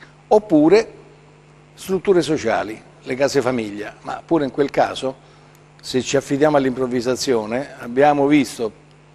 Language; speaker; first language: Italian; native; Italian